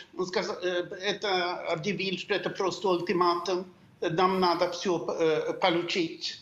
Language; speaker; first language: Russian; non-native, fluent; Swedish